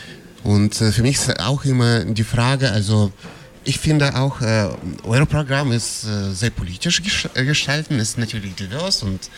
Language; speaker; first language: German; non-native, fluent; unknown